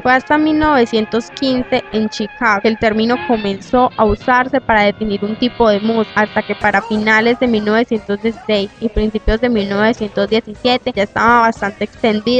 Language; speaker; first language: Spanish; native; Spanish